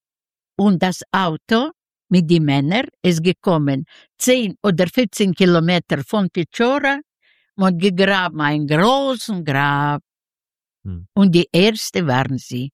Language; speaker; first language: German; non-native, learner; Yiddish